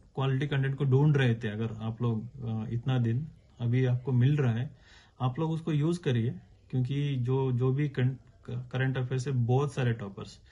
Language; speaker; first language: Hindi; non-native, local second language; Kannada